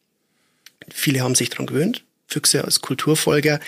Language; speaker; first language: German; native; German